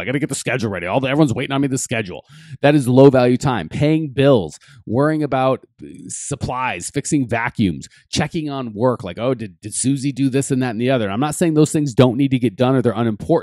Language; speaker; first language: English; native; English